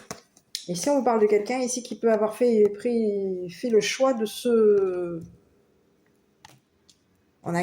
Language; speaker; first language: French; native; French